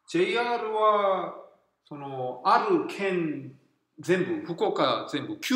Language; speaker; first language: Japanese; non-native, fluent; Korean